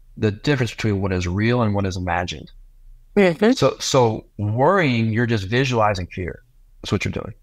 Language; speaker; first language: English; native; English